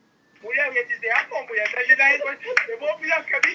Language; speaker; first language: Portuguese; native; Portuguese